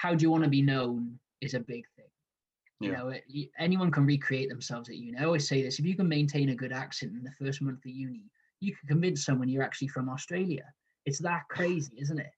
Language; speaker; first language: English; native; English